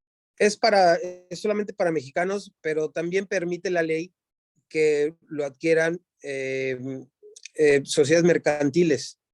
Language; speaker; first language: Spanish; native; Spanish